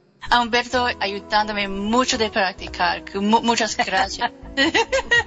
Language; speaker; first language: Spanish; non-native, learner; English